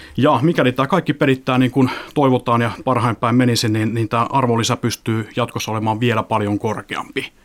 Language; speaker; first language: Finnish; native; Finnish